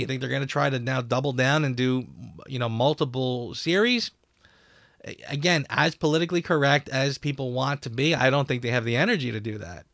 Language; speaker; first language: English; native; English